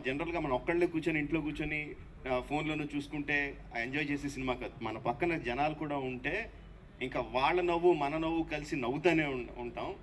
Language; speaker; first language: Telugu; native; Telugu